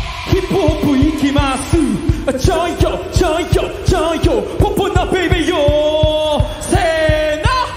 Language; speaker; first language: Japanese; non-native, fluent; Korean